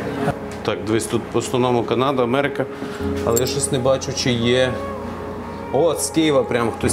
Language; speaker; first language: Ukrainian; native; Ukrainian